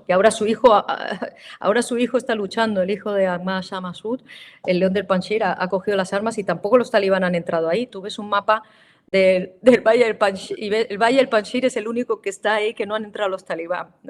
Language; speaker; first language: Spanish; native; Spanish